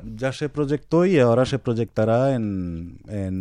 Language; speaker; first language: Spanish; non-native, fluent; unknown